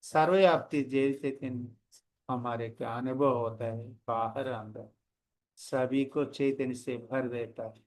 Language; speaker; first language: Hindi; non-native, local second language; Telugu